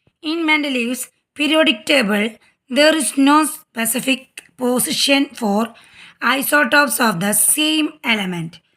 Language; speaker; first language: English; non-native, local second language; Malayalam